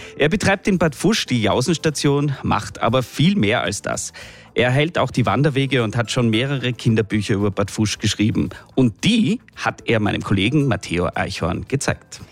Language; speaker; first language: German; native; German